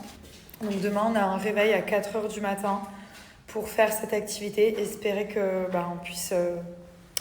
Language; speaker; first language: French; native; French